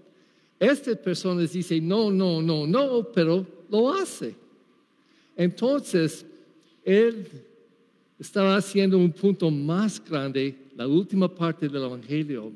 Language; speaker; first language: Spanish; non-native, learner; English